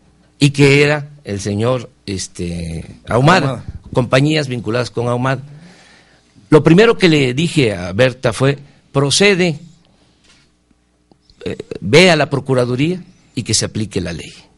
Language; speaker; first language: Spanish; native; Spanish